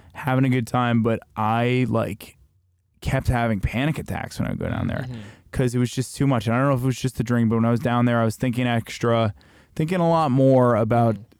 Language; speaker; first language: English; native; English